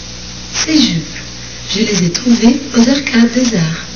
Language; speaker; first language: French; non-native, fluent; Portuguese